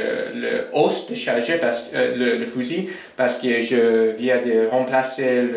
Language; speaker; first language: French; non-native, learner; English